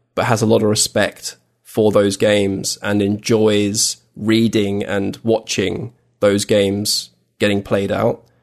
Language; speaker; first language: English; native; English